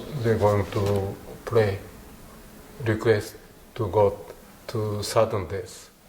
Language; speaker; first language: English; non-native, learner; Japanese